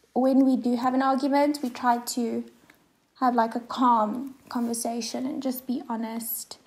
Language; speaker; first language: English; non-native, local second language; Afrikaans